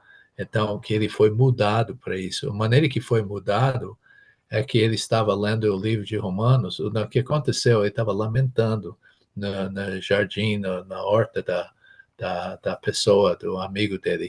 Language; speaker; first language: Portuguese; non-native, fluent; English